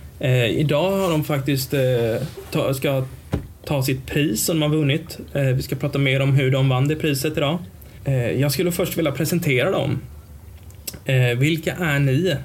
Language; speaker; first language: Swedish; native; Swedish